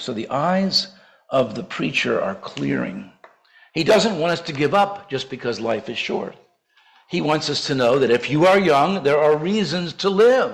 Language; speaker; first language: English; native; English